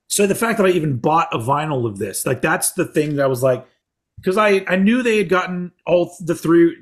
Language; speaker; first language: English; native; English